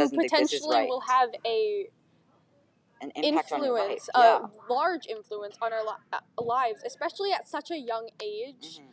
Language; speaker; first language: English; native; English